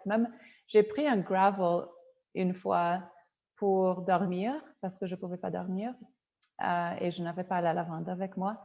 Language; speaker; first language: French; non-native, fluent; Polish